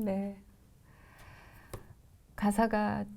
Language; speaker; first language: Korean; native; Korean